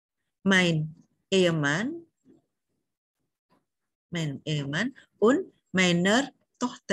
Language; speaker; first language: German; non-native, learner; Indonesian